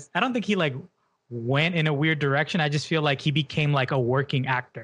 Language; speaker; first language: English; native; English